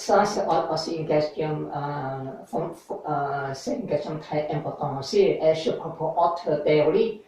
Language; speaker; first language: French; non-native, fluent; English